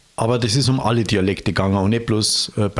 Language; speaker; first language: German; native; German